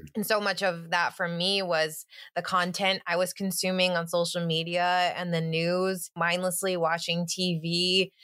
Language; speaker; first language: English; native; English